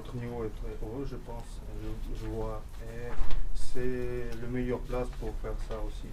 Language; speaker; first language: French; non-native, learner; Russian